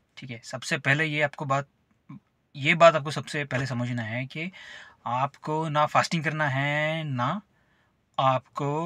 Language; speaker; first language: Hindi; non-native, local second language; Marathi